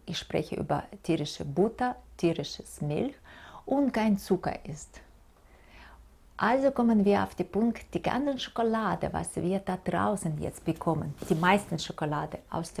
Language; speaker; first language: German; non-native, fluent; Russian